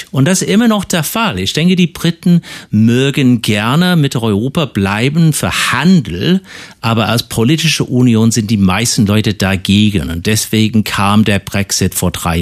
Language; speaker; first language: German; non-native, fluent; English